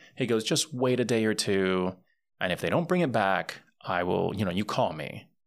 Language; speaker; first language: English; early bilingual, other home language; Spanish